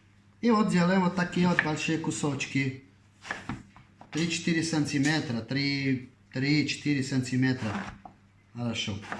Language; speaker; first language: Russian; non-native, fluent; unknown